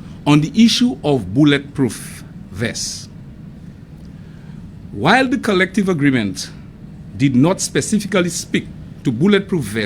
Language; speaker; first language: English; non-native, local second language; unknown